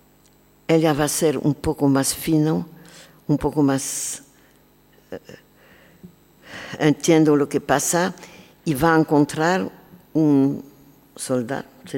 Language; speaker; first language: Spanish; non-native, learner; French